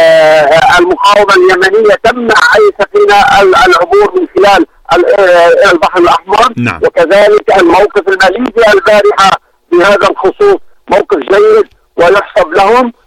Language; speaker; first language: Arabic; native; Arabic